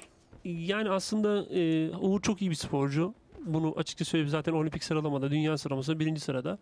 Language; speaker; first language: Turkish; native; Turkish